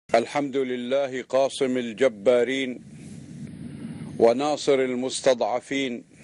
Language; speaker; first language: Arabic; native; Arabic